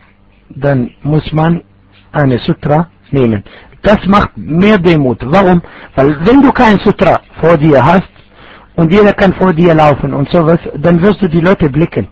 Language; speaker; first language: German; non-native, fluent; Arabic